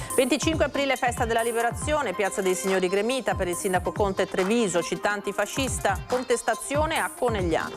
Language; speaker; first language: Italian; native; Italian